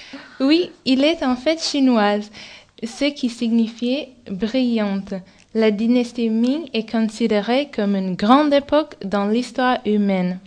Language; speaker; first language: French; non-native, fluent; English